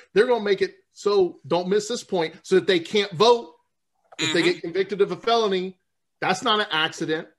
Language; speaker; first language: English; native; English